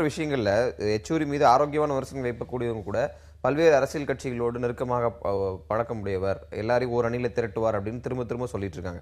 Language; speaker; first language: Tamil; native; Tamil